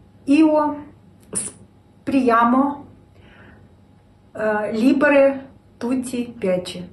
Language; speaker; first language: Italian; non-native, learner; Ukrainian